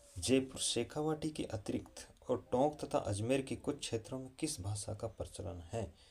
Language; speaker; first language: Hindi; native; Hindi